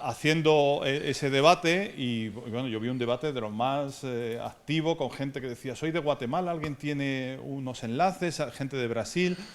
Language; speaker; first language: Spanish; native; Spanish